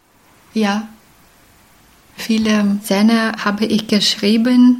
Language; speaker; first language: German; non-native, fluent; Belarusian